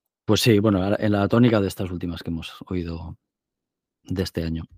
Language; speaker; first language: Spanish; native; Spanish